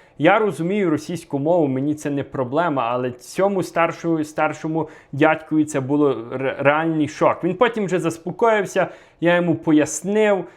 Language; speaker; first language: Ukrainian; native; Ukrainian